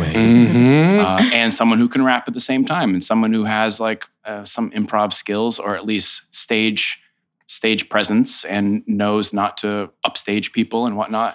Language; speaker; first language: English; native; English